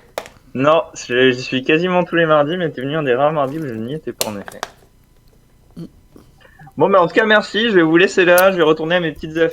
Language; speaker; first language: French; native; French